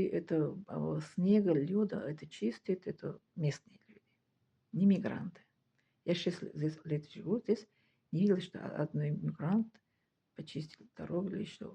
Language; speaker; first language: Russian; non-native, fluent; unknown